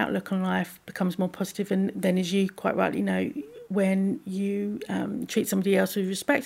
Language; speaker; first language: English; native; English